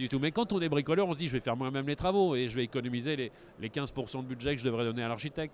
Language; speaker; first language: French; native; French